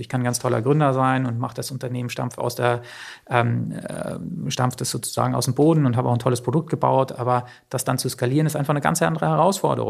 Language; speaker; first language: German; native; German